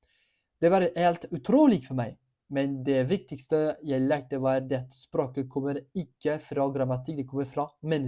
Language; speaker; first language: Norwegian; non-native, fluent; French